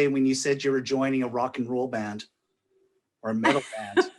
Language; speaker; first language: English; native; English